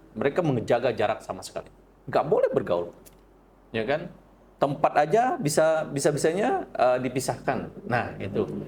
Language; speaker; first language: Indonesian; native; Indonesian